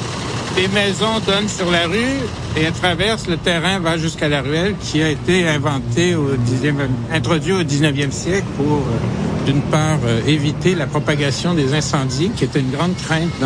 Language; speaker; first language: French; native; French